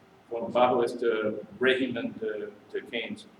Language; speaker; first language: Spanish; non-native, learner; English